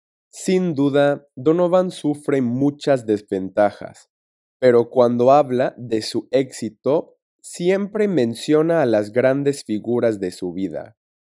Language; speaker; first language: Spanish; non-native, fluent; English